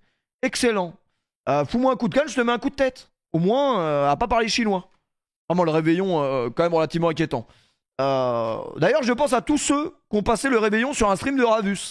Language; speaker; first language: French; native; French